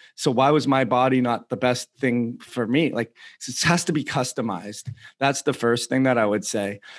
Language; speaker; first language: English; native; English